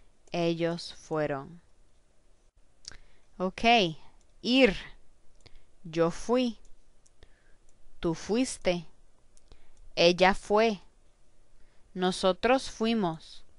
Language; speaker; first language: Spanish; non-native, fluent; English